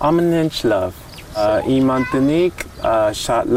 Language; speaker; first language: Armenian; non-native, learner; English